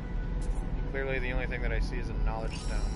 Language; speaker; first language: English; native; English